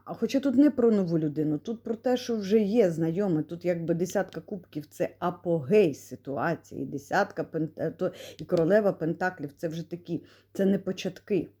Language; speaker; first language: Ukrainian; non-native, local second language; Russian